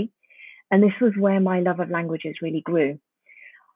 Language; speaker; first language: English; early bilingual, other home language; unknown